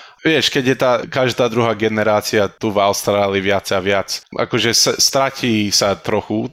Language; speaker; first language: Slovak; early bilingual, heritage; Slovak